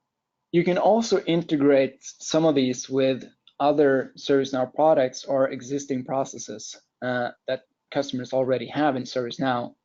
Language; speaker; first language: English; non-native, fluent; Norwegian